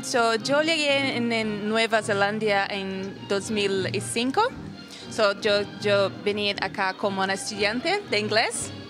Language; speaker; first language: Spanish; non-native, learner; Portuguese